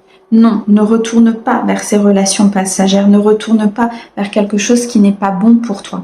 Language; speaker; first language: French; native; French